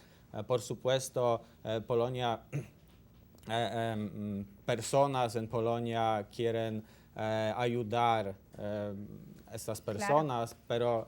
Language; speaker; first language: Spanish; non-native, learner; Polish